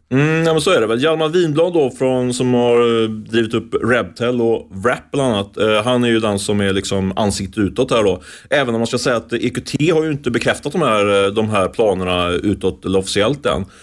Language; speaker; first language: Swedish; native; Swedish